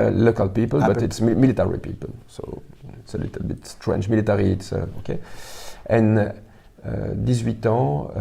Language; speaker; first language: English; non-native, learner; French